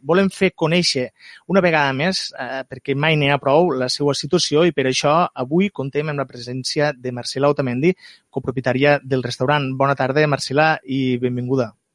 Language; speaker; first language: Catalan; native; Catalan